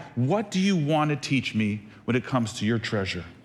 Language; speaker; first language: English; native; English